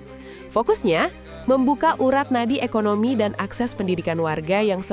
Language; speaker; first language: Malay; native; Malay